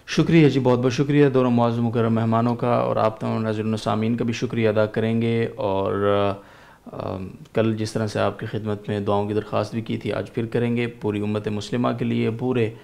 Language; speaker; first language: Urdu; native; Urdu